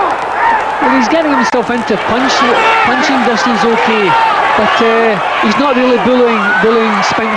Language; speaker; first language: English; native; English